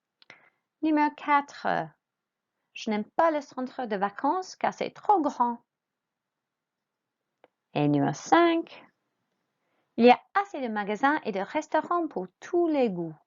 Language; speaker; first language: French; non-native, fluent; English